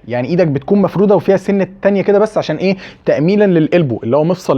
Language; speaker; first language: Arabic; native; Arabic